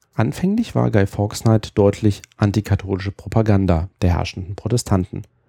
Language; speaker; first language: German; native; German